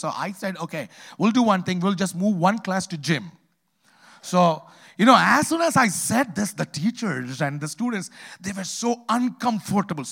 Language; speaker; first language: English; non-native, local second language; Malayalam